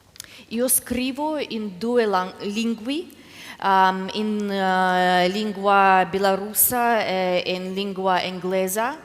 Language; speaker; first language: Italian; non-native, learner; Belarusian